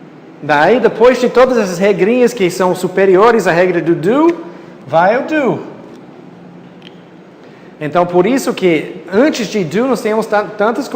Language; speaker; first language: Portuguese; non-native, fluent; English